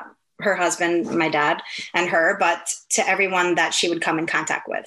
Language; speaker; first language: English; native; English